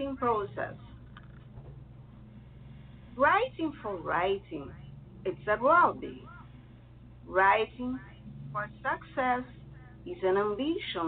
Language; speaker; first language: English; non-native, learner; Portuguese